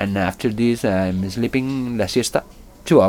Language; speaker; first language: English; non-native, learner; Spanish